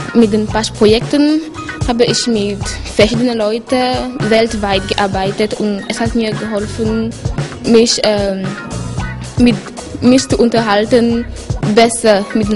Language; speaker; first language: German; non-native, learner; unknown